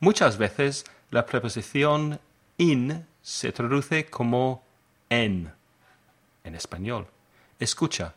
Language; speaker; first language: Spanish; non-native, fluent; English